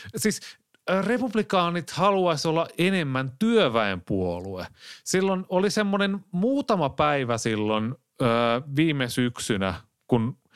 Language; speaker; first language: Finnish; native; Finnish